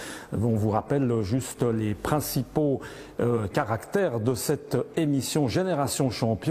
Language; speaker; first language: French; native; French